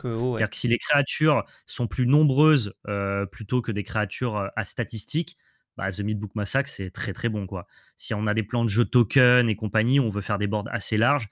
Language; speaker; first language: French; native; French